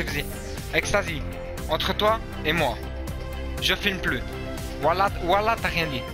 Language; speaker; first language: French; native; French